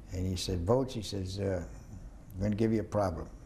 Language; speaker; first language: English; native; English